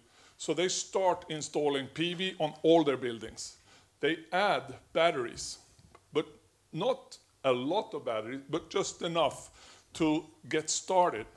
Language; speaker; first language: English; non-native, fluent; Swedish